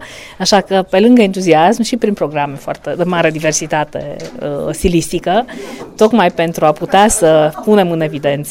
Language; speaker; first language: Romanian; native; Romanian